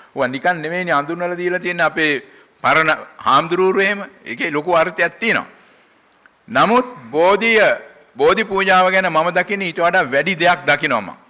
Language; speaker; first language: Sinhala; native; Sinhala